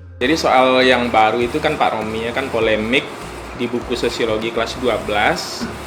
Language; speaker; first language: Indonesian; non-native, local second language; Minangkabau